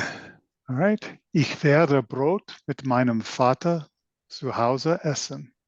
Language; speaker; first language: German; non-native, learner; English